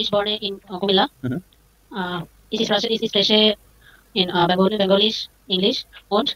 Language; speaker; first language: German; non-native, learner; Bangla